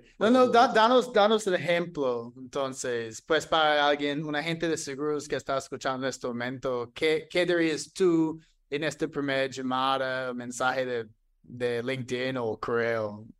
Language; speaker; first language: Spanish; non-native, fluent; English